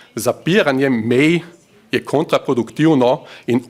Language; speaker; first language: Slovenian; native; Slovenian